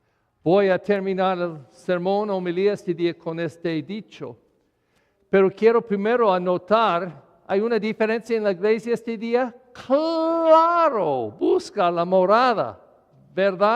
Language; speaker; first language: Spanish; non-native, learner; English